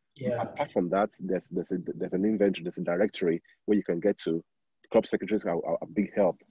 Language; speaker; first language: English; non-native, local second language; Yoruba